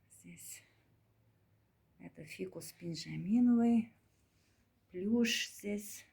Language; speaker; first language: Russian; non-native, learner; Turkmen